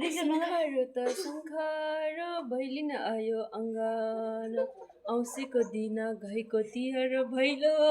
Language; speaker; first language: Nepali; non-native, local second language; Eastern Tamang